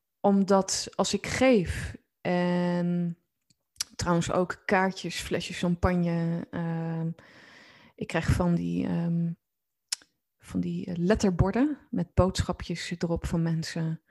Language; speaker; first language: Dutch; native; Dutch